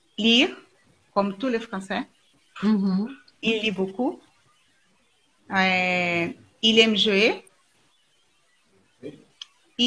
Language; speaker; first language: French; non-native, learner; Portuguese